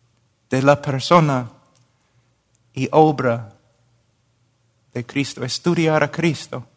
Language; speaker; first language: Spanish; non-native, fluent; English